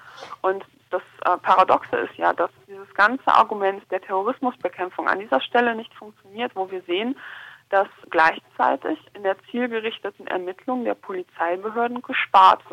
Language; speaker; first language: German; native; German